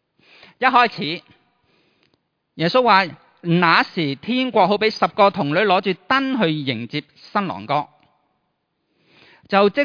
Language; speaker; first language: Chinese; native; Chinese